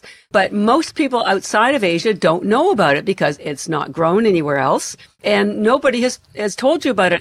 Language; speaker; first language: English; native; English